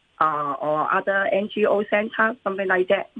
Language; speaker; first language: English; non-native, local second language; Cantonese